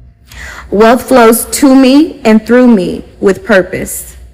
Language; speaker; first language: English; native; English